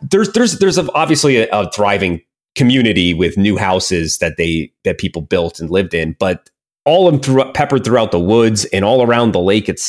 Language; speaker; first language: English; native; English